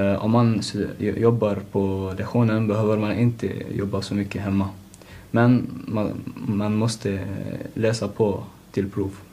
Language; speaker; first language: Swedish; non-native, learner; Arabic